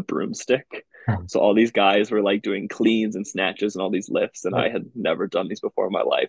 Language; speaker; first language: English; native; English